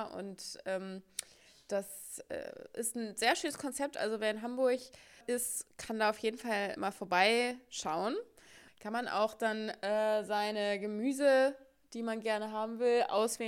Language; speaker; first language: German; native; German